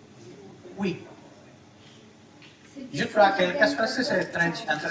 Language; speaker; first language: French; non-native, learner; Italian